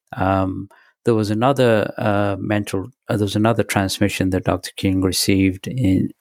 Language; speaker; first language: English; native; English